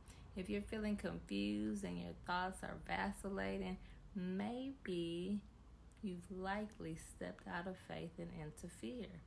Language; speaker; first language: English; native; English